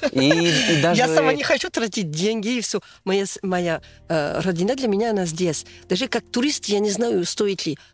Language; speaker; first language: Russian; non-native, fluent; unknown